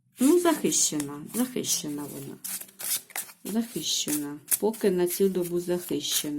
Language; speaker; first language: Ukrainian; native; Ukrainian